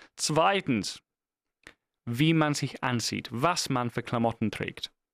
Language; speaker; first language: German; non-native, fluent; English